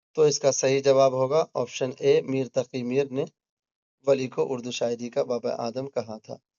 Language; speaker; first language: Urdu; native; Urdu